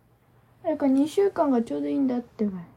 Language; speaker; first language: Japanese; non-native, fluent; Korean